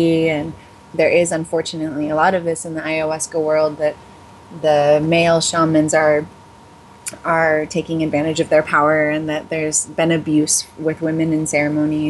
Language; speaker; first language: English; native; English